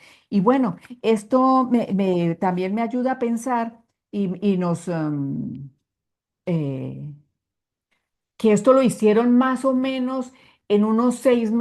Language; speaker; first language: Spanish; native; Spanish